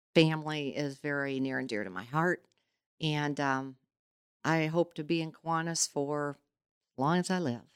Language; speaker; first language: English; native; English